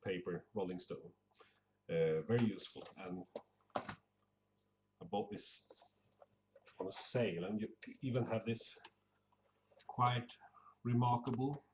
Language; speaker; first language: English; non-native, fluent; Swedish